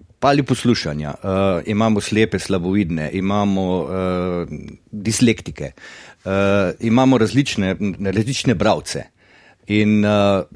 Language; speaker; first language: Slovenian; native; Slovenian